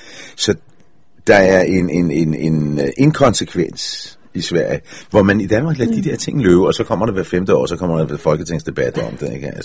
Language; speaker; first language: Danish; non-native, fluent; Hebrew